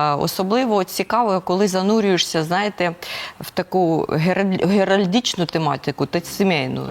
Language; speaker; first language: Ukrainian; non-native, local second language; Russian